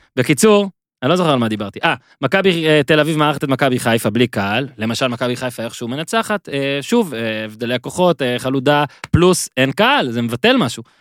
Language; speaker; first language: Hebrew; native; Hebrew